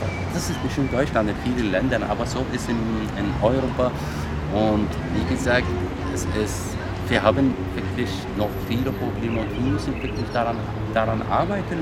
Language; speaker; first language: German; non-native, fluent; Arabic